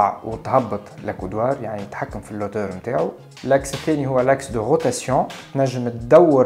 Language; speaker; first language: Arabic; native; Arabic